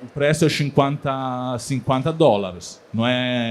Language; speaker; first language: Portuguese; non-native, learner; Italian